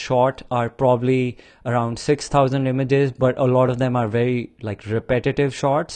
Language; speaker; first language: English; non-native, local second language; Punjabi